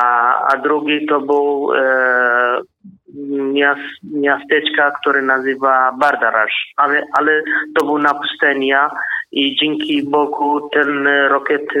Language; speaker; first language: Polish; non-native, learner; Kurdish